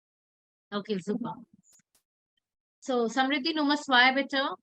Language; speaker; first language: German; non-native, fluent; Hindi